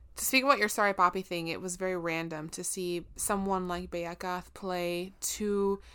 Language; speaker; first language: English; early bilingual, other home language; Spanish